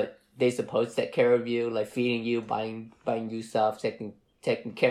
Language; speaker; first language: English; non-native, fluent; Vietnamese